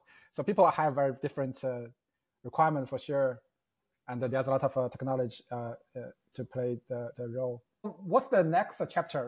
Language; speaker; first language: English; non-native, fluent; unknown